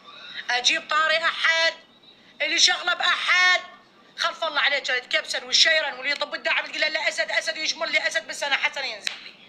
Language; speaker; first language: Arabic; native; Arabic